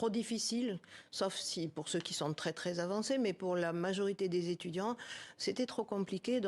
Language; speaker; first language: French; native; French